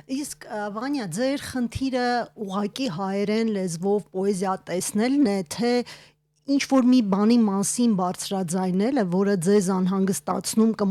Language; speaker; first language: Armenian; native; Armenian